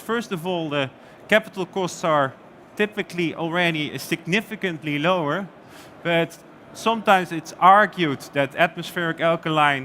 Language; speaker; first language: English; non-native, fluent; Dutch